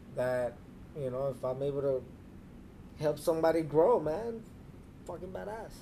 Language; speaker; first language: English; early bilingual, other home language; Spanish